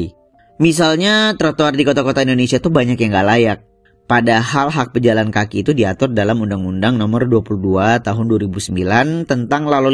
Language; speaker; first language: Indonesian; native; Indonesian